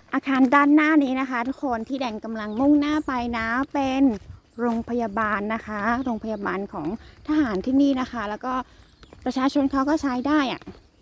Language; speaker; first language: Thai; non-native, local second language; Karen languages